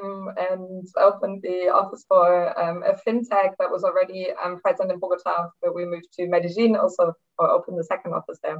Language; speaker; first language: English; non-native, fluent; German